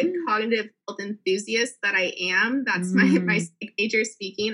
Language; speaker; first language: English; native; English